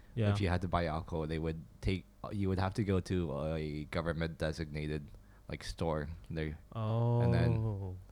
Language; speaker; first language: English; non-native, fluent; Chinese